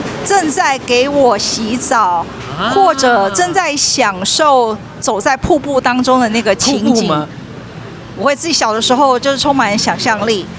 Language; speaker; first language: Chinese; native; Chinese